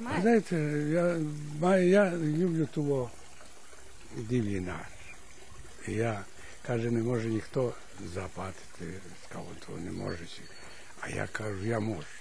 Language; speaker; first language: Ukrainian; early bilingual, heritage; Ukrainian